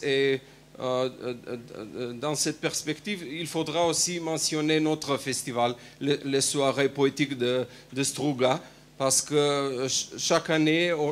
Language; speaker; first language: French; non-native, fluent; Macedonian